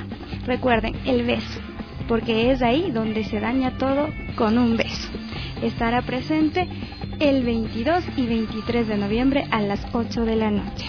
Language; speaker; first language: Spanish; native; Spanish